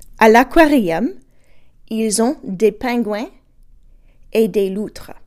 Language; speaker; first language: French; non-native, fluent; English